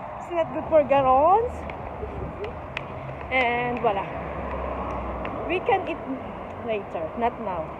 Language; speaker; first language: English; non-native, local second language; Filipino